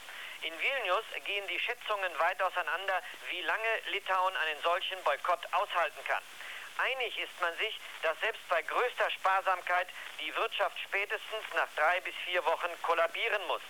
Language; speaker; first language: German; native; German